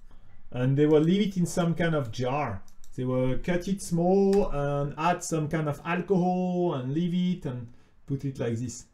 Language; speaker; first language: English; non-native, fluent; French